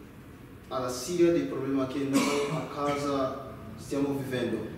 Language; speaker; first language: Italian; non-native, learner; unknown